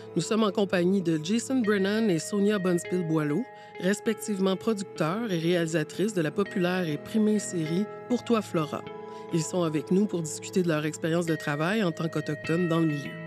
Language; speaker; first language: French; native; French